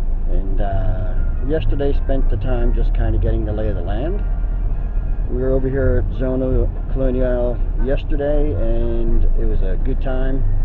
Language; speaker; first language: English; native; English